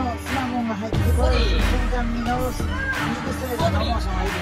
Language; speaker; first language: Japanese; native; Japanese